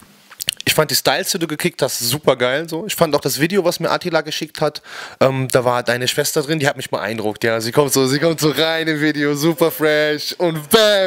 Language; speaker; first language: German; native; German